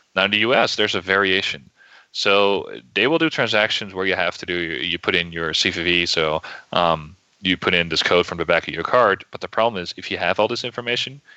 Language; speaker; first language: English; non-native, fluent; Dutch